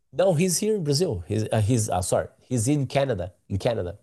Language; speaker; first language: English; non-native, learner; Portuguese